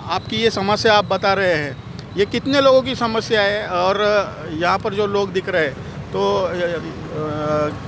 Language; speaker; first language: Hindi; non-native, local second language; Marathi